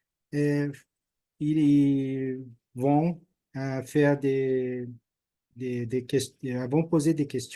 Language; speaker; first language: French; non-native, learner; Portuguese